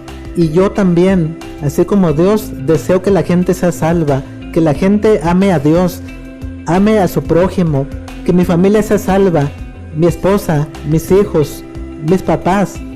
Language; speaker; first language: Spanish; native; Spanish